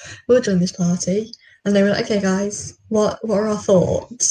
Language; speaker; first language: English; native; English